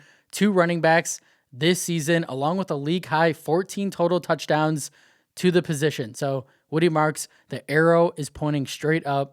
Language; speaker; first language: English; native; English